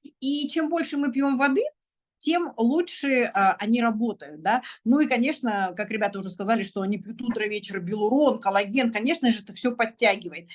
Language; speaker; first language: Russian; native; Russian